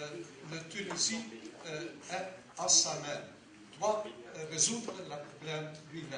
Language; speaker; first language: French; non-native, learner; Dutch